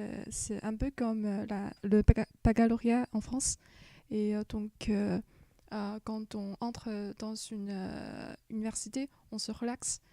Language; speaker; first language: French; non-native, fluent; Chinese